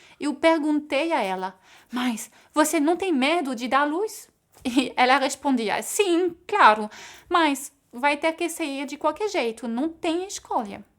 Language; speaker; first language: Portuguese; non-native, fluent; French